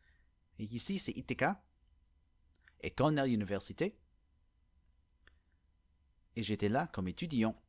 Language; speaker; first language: French; non-native, learner; English